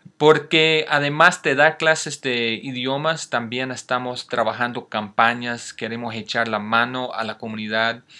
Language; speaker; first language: Spanish; non-native, fluent; English